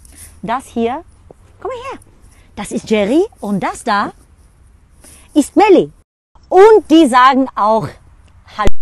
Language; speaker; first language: German; non-native, fluent; Bulgarian